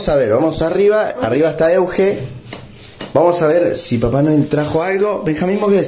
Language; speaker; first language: Spanish; native; Spanish